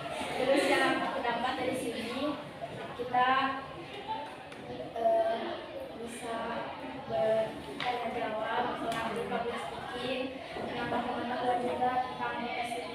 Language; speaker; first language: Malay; non-native, local second language; Sundanese